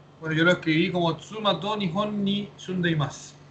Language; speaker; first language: Spanish; native; Spanish